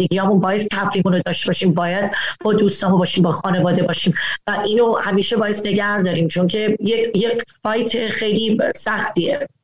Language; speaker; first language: Persian; early bilingual, heritage; Persian